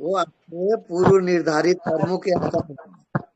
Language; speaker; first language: Hindi; native; Hindi